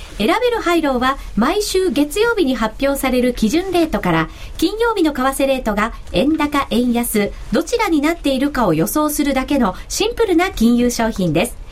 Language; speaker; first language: Japanese; native; Japanese